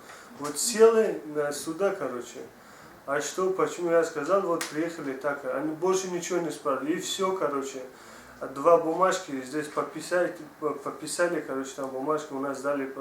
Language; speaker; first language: Russian; non-native, learner; Tajik